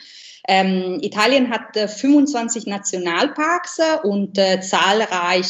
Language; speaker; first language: German; non-native, fluent; Italian